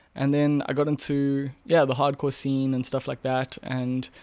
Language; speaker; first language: English; native; English